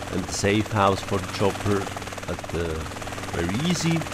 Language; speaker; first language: English; non-native, learner; German